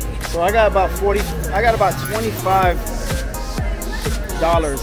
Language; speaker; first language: English; native; English